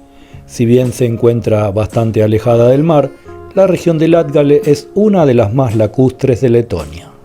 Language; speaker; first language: Spanish; native; Spanish